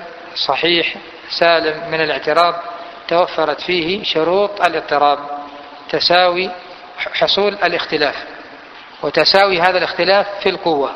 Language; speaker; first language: Arabic; native; Arabic